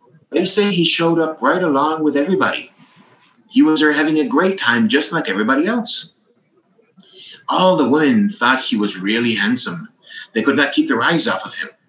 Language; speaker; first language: English; early bilingual, other home language; Spanish